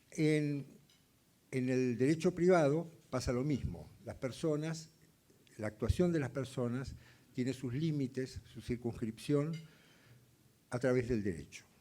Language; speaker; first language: Spanish; native; Spanish